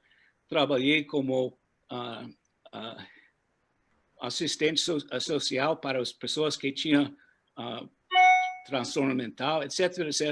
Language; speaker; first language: Portuguese; non-native, fluent; English